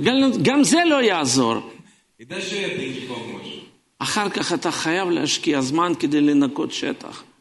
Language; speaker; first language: Hebrew; non-native, fluent; Russian